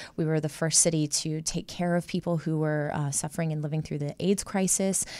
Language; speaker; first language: English; native; English